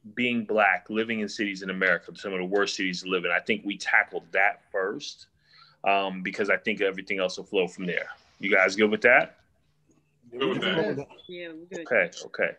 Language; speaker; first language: English; native; English